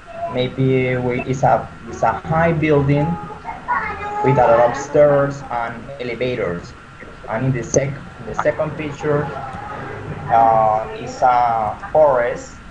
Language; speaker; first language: English; non-native, learner; Spanish